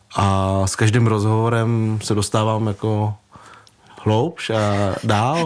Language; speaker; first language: Czech; early bilingual, other home language; Vietnamese